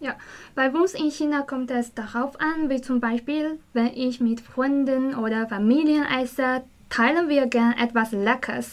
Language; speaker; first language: German; non-native, learner; Chinese